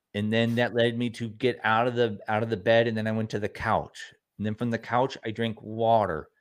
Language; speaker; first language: English; native; English